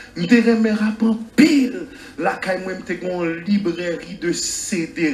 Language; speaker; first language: French; non-native, local second language; Haitian Creole